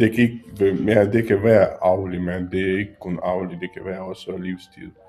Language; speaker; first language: Danish; non-native, learner; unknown